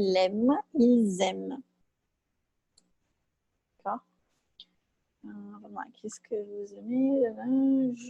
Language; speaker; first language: French; non-native, fluent; Portuguese